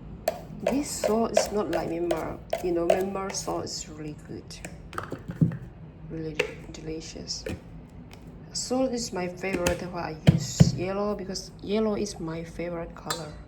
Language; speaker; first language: English; non-native, learner; Burmese